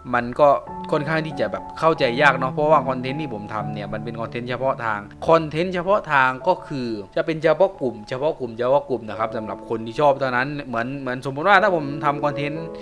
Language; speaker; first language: Thai; non-native, local second language; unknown